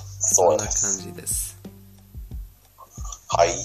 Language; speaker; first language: Japanese; non-native, learner; Persian